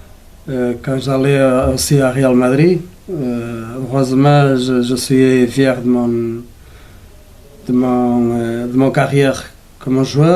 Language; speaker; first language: French; non-native, learner; Portuguese